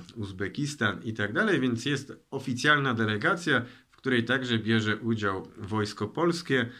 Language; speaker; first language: Polish; native; Polish